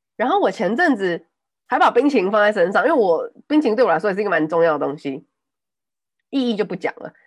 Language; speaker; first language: Chinese; non-native, local second language; Min Nan Chinese